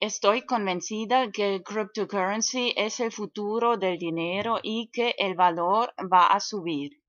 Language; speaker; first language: Spanish; non-native, fluent; German